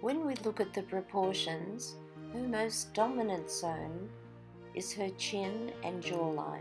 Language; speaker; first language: English; native; English